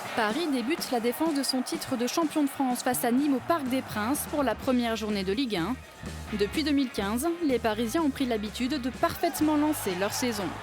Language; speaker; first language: French; native; French